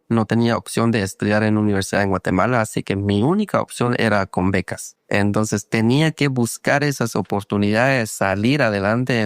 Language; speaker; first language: Spanish; non-native, local second language; Kaqchikel